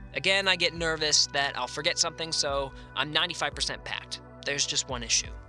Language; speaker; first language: English; native; English